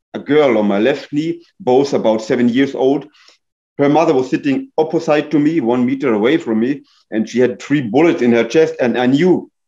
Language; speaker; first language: English; non-native, fluent; German